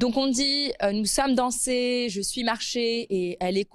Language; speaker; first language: French; native; French